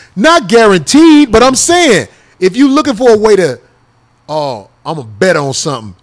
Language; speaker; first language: English; native; English